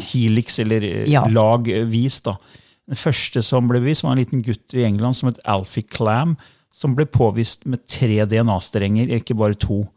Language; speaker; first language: Norwegian; native; Norwegian